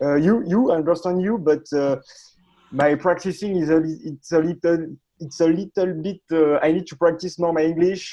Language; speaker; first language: English; non-native, learner; French